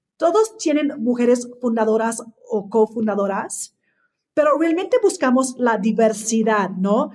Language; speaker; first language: Spanish; non-native, fluent; English